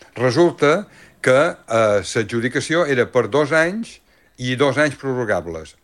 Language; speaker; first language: Catalan; native; Catalan